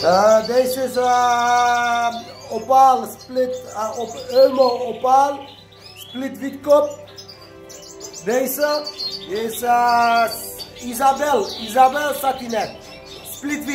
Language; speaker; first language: Dutch; non-native, learner; Turkish